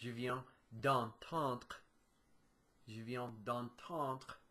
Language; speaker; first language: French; non-native, learner; English